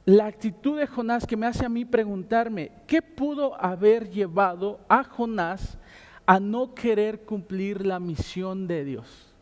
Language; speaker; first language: Spanish; native; Spanish